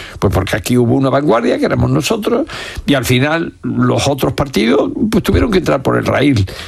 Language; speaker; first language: Spanish; native; Spanish